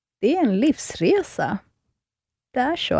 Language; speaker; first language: Swedish; early bilingual, other home language; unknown